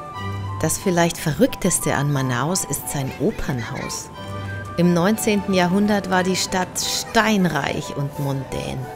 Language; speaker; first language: German; native; German